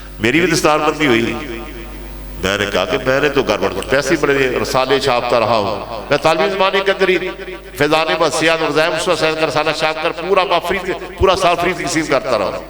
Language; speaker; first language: Urdu; non-native, local second language; Punjabi